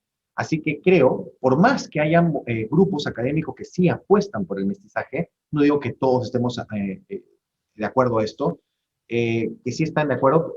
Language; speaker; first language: Spanish; native; Spanish